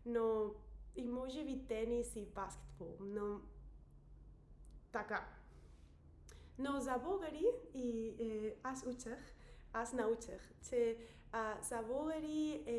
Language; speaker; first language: Bulgarian; non-native, learner; Spanish